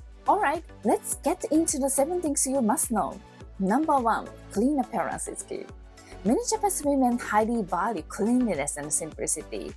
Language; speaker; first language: English; non-native, fluent; Japanese